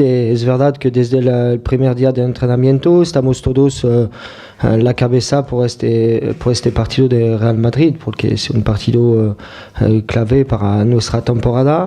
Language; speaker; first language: Spanish; non-native, fluent; French